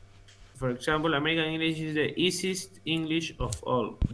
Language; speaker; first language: English; non-native, learner; Spanish